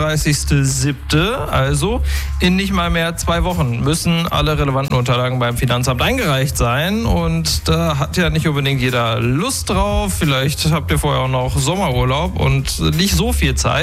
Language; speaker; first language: German; native; German